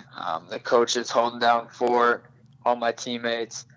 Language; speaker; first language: English; native; English